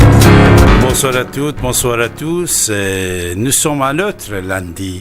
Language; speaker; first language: French; non-native, fluent; Persian